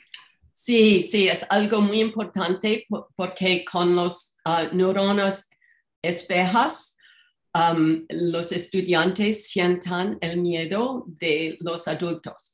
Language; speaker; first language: Spanish; non-native, fluent; English